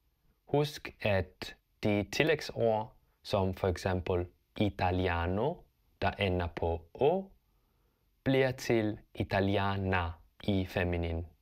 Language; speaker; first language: Danish; non-native, fluent; Italian